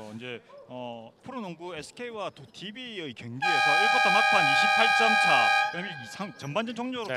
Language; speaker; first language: Korean; native; Korean